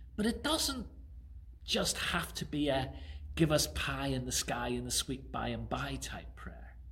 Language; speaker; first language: English; native; English